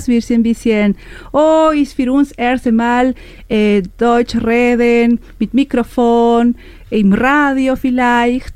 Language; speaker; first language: German; non-native, learner; Spanish